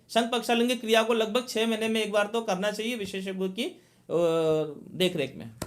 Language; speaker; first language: Hindi; native; Hindi